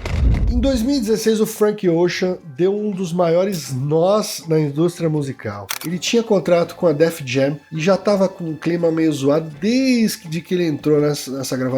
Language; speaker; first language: Portuguese; native; Portuguese